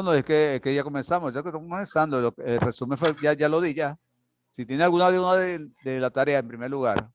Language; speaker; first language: Spanish; native; Spanish